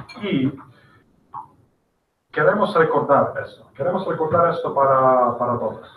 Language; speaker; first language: Spanish; non-native, learner; English